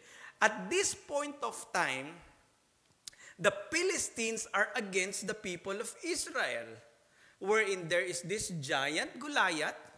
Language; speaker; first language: English; non-native, local second language; Filipino